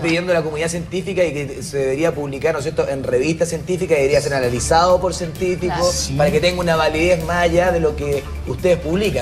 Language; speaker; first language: Spanish; native; Spanish